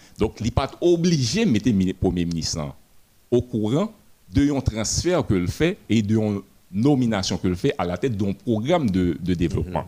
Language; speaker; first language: French; non-native, local second language; Haitian Creole